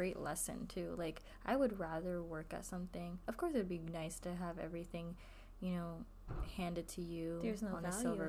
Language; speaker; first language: English; native; English